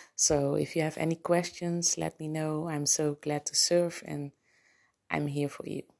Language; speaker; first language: English; non-native, fluent; Papiamento